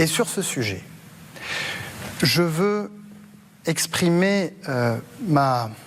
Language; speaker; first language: French; native; French